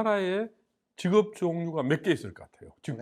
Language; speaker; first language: Korean; native; Korean